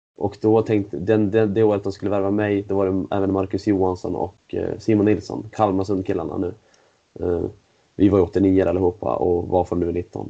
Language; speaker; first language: Swedish; native; Swedish